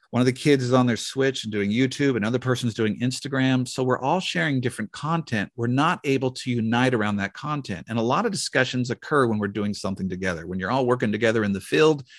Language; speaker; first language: English; native; English